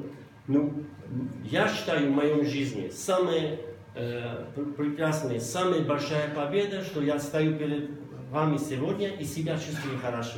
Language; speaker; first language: Russian; non-native, local second language; Armenian